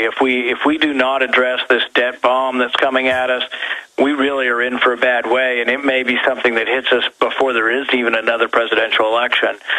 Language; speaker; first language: English; native; English